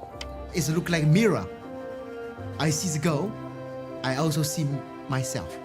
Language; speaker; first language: English; non-native, learner; Chinese